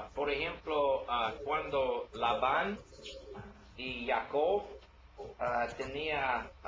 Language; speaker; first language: Spanish; non-native, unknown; English